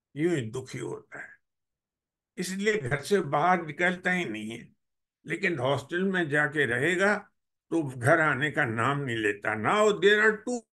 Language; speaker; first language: Hindi; native; Hindi